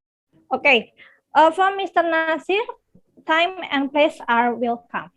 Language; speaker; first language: English; non-native, learner; Indonesian